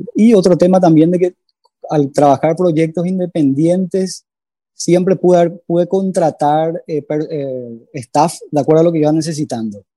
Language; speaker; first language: Spanish; native; Spanish